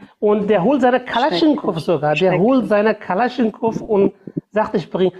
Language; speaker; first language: German; non-native, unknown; Persian